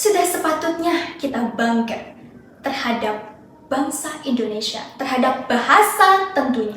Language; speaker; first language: Indonesian; native; Indonesian